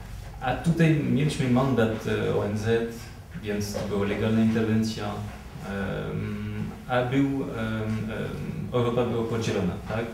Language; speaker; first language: Polish; non-native, fluent; French